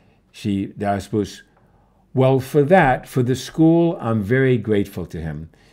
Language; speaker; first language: English; early bilingual, other home language; Romanian